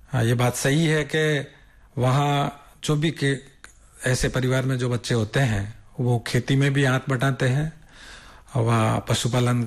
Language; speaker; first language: Hindi; native; Hindi